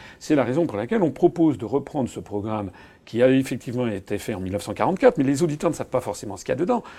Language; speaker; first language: French; native; French